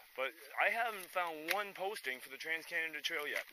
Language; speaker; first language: English; native; English